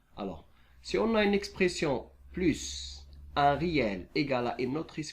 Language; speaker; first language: French; non-native, local second language; Arabic